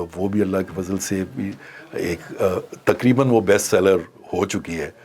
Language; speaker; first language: Urdu; non-native, local second language; Punjabi